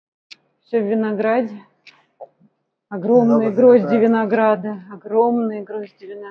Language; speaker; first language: Russian; native; Russian